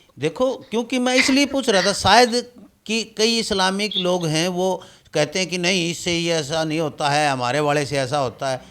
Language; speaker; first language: Hindi; native; Hindi